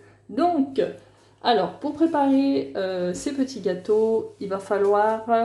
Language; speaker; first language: French; native; French